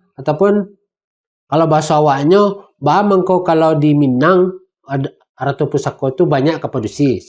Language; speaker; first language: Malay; non-native, local second language; Minangkabau